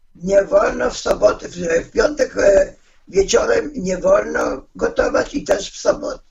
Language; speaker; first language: Polish; non-native, fluent; Hebrew